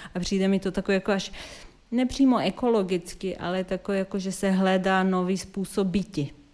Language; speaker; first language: Czech; non-native, fluent; Serbian